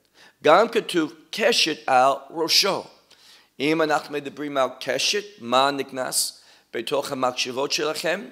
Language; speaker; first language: Hebrew; non-native, fluent; English